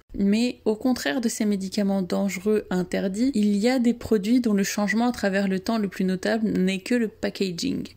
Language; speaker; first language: French; native; French